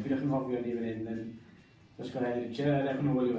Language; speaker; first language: Welsh; native; Welsh